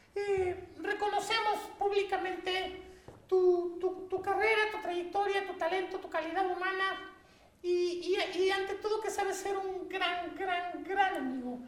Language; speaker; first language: Spanish; native; Spanish